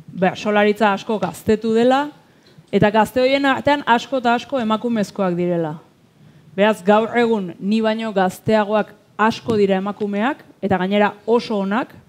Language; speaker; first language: Basque; native; Basque